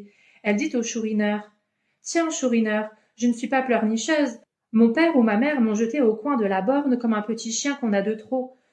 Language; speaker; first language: French; native; French